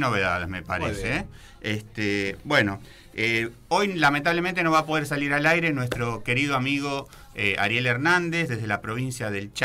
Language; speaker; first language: Spanish; native; Spanish